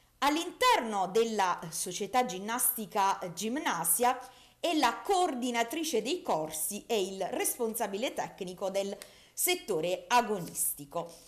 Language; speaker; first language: Italian; native; Italian